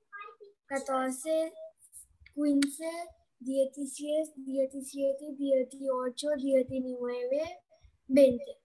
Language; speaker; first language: Spanish; non-native, learner; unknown